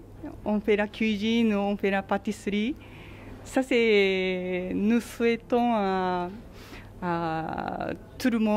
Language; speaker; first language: French; non-native, learner; Japanese